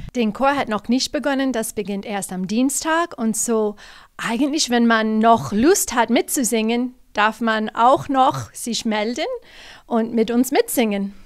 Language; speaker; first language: German; non-native, fluent; English